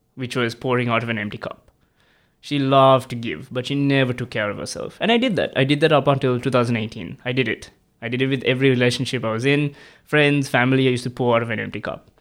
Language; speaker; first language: English; non-native, local second language; Tamil